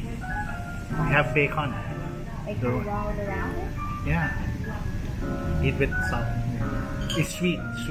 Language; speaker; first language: English; non-native, learner; Thai